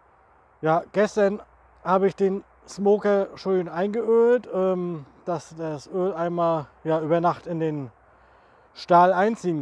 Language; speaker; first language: German; native; German